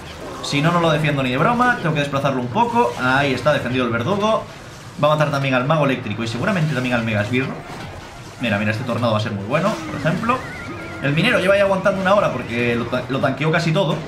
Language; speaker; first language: Spanish; native; Spanish